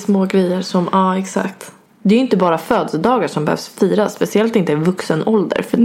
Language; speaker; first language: Swedish; native; Swedish